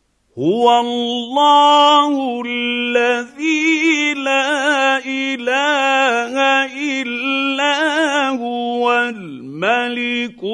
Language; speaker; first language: Arabic; native; Arabic